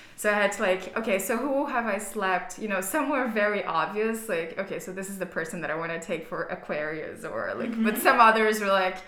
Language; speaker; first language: English; non-native, fluent; Portuguese